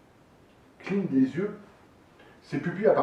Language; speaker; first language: French; native; French